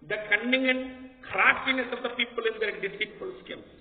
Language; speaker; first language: English; non-native, local second language; Telugu